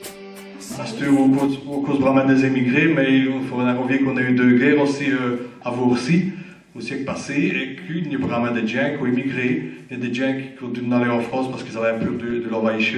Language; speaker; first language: French; native; French